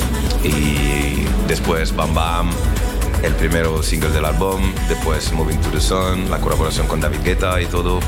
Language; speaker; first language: Spanish; non-native, learner; French